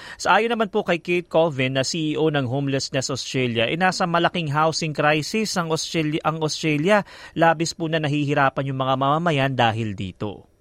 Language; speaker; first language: Filipino; native; Filipino